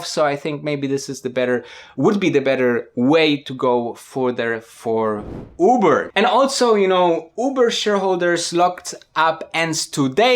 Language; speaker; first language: English; non-native, fluent; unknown